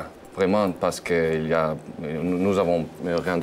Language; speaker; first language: French; non-native, learner; Spanish